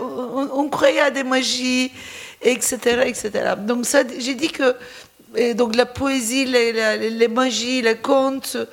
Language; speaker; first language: French; non-native, fluent; Turkish